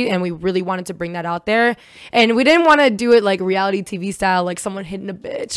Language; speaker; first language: English; early bilingual, other home language; Russian